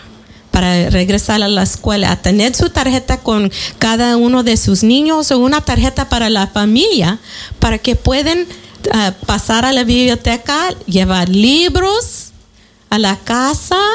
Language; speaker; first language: Spanish; early bilingual, heritage; Spanish